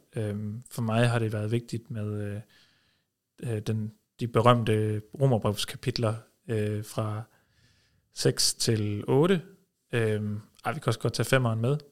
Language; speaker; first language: Danish; early bilingual, heritage; Danish